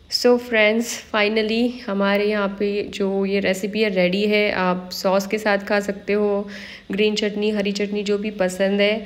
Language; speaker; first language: Hindi; non-native, local second language; Marathi